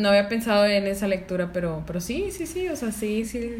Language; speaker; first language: Spanish; native; Spanish